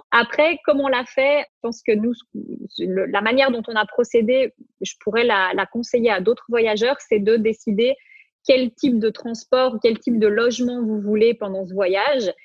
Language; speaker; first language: French; native; French